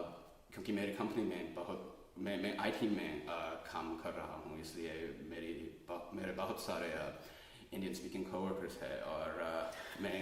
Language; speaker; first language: Hindi; non-native, fluent; English